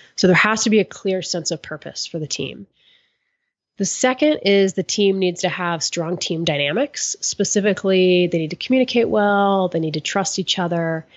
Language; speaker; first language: English; native; English